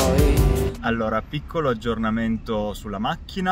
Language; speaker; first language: Italian; native; Italian